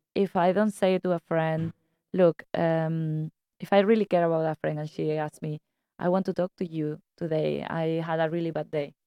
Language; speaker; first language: English; non-native, fluent; Spanish